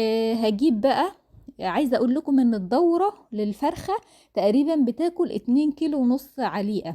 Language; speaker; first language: Arabic; native; Arabic